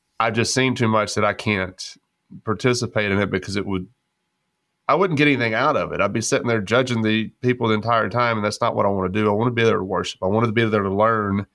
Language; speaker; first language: English; native; English